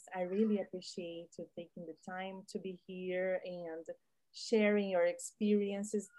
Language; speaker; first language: English; non-native, fluent; Portuguese